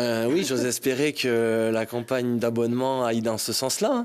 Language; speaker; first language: French; native; French